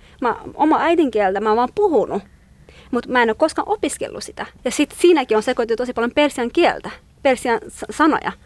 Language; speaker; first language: Finnish; non-native, fluent; Kurdish